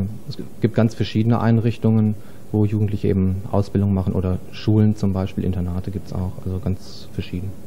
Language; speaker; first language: German; native; German